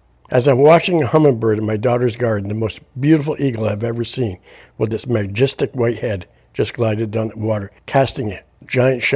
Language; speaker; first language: English; native; English